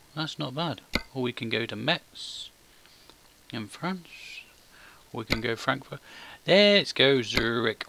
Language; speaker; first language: English; native; English